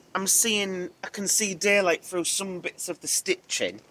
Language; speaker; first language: English; native; English